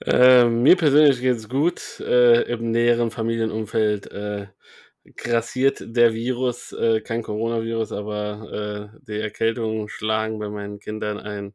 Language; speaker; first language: German; native; German